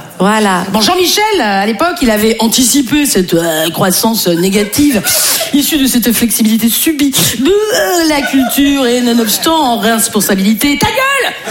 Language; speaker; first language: French; native; French